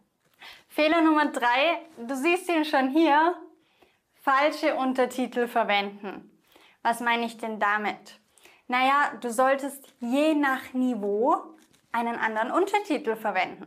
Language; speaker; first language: German; native; German